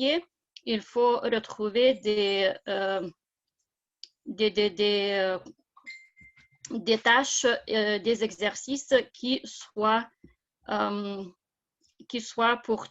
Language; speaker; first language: French; non-native, fluent; Lithuanian